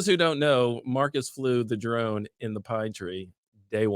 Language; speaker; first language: English; native; English